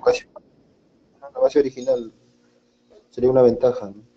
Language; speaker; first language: Spanish; native; Spanish